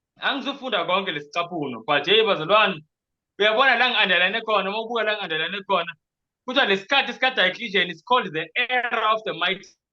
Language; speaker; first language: Zulu; native; Zulu